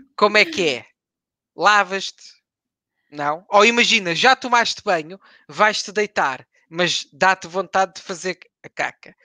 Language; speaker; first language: Portuguese; native; Portuguese